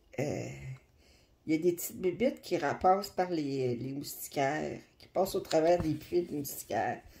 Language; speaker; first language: French; native; French